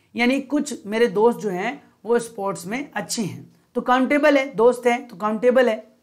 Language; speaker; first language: Hindi; native; Hindi